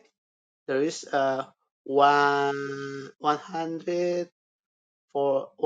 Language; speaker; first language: English; non-native, learner; Indonesian